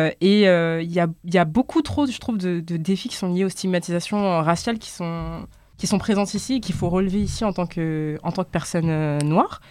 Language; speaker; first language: French; early bilingual, other home language; Lingala